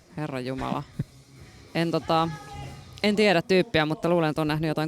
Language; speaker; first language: Finnish; native; Finnish